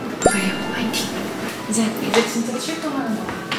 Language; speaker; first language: Korean; native; Korean